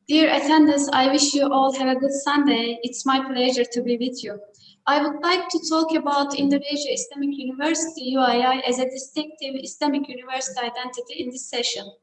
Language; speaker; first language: English; non-native, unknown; Turkish